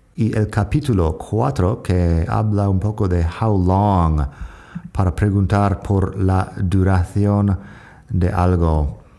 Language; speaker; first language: Spanish; non-native, fluent; English